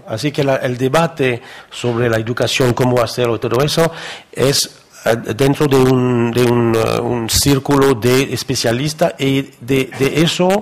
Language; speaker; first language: Spanish; non-native, fluent; French